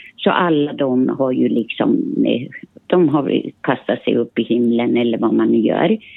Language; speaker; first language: Swedish; early bilingual, other home language; Finnish